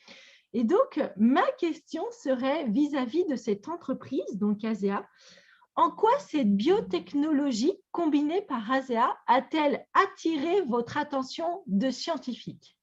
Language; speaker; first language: French; native; French